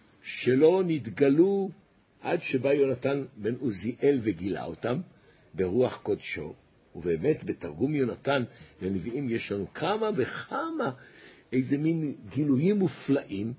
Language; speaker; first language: Hebrew; native; Hebrew